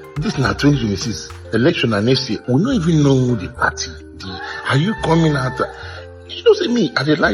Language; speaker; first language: Nigerian Pidgin; non-native, local second language; Igbo